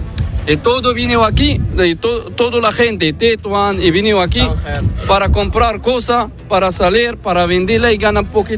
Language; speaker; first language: Spanish; non-native, learner; Arabic